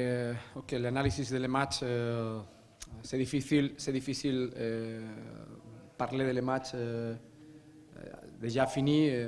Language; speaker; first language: French; non-native, learner; Spanish